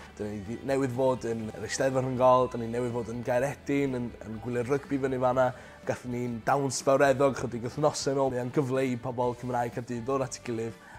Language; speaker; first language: Welsh; native; Welsh